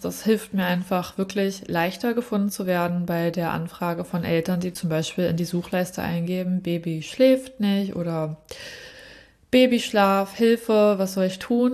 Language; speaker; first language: German; native; German